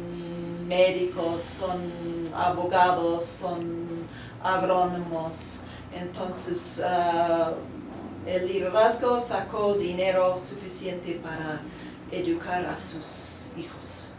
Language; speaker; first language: Spanish; non-native, fluent; English